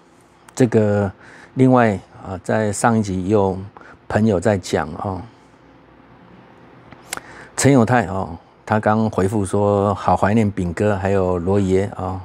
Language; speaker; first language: Chinese; native; Chinese